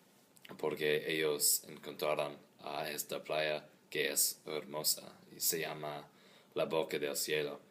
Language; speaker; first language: Spanish; non-native, learner; English